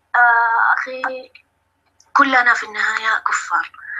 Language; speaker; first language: Arabic; native; Arabic